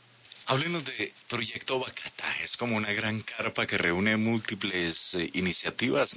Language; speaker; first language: Spanish; native; Spanish